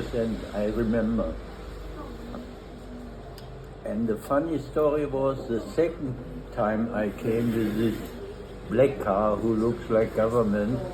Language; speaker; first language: English; non-native, fluent; German